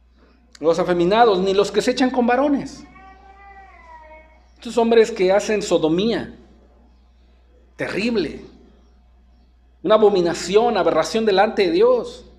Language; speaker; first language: Spanish; native; Spanish